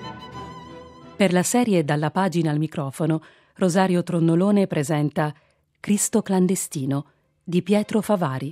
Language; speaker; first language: Italian; native; Italian